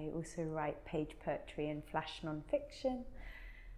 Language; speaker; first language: English; native; English